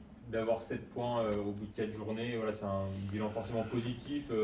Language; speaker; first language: French; native; French